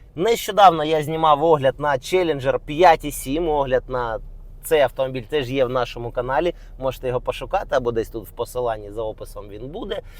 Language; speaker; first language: Ukrainian; non-native, local second language; Russian